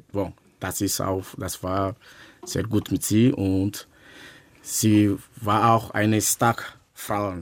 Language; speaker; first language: German; non-native, learner; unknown